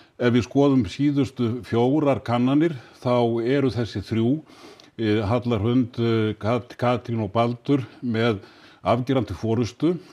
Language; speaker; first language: Icelandic; native; Icelandic